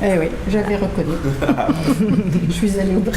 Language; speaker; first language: French; native; French